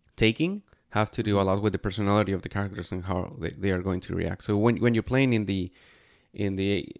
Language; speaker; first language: English; non-native, fluent; Spanish